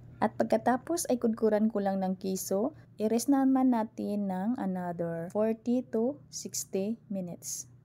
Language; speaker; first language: Filipino; non-native, local second language; Cebuano